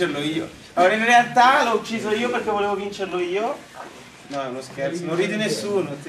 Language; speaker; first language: Italian; native; Italian